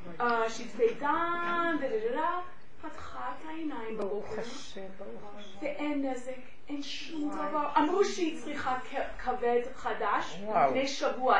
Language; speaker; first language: Hebrew; non-native, fluent; English